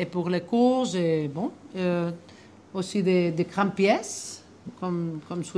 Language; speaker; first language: French; non-native, fluent; Spanish